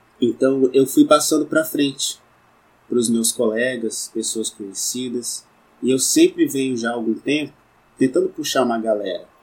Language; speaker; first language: Portuguese; native; Portuguese